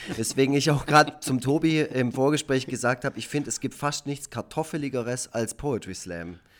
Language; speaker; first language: German; native; German